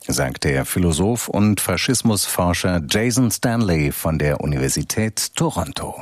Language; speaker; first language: German; native; German